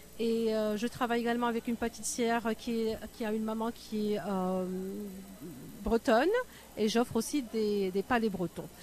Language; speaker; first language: French; non-native, local second language; Arabic